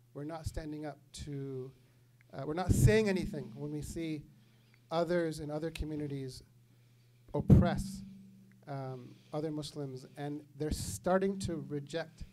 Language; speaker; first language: English; native; English